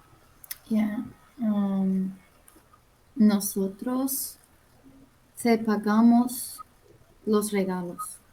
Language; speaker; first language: Spanish; non-native, learner; English